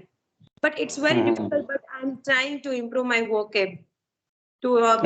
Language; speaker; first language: English; non-native, learner; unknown